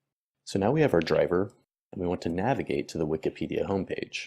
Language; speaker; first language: English; native; English